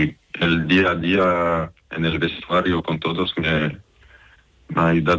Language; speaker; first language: Spanish; non-native, learner; Serbian